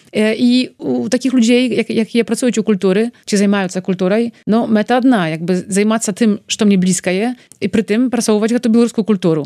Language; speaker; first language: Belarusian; native; Belarusian